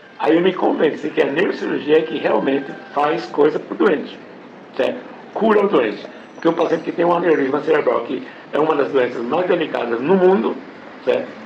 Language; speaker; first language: Portuguese; non-native, fluent; English